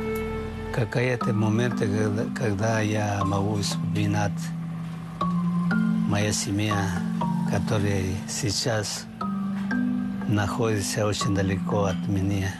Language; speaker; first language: Russian; non-native, fluent; Chinese